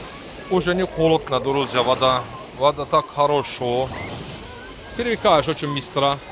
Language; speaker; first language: Russian; non-native, learner; Turkish